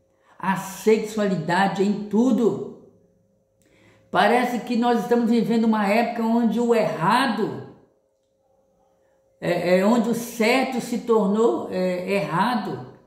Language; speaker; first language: Portuguese; native; Portuguese